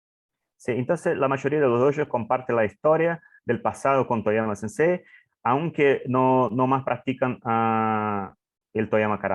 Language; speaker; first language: Spanish; non-native, learner; English